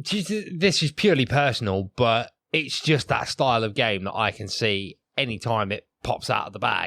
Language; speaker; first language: English; native; English